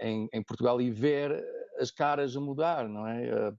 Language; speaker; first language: Portuguese; non-native, fluent; English